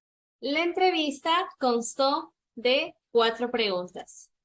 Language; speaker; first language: Spanish; native; Spanish